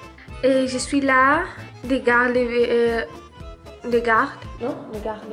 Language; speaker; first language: French; non-native, learner; Spanish